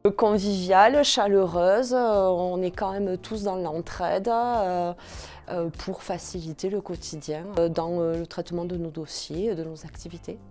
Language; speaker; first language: French; native; French